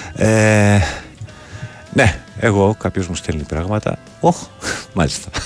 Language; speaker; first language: Greek; non-native, fluent; Arabic